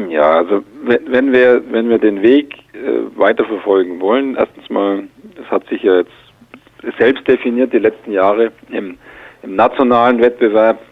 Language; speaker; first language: German; native; German